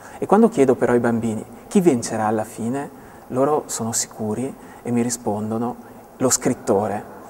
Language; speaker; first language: Italian; native; Italian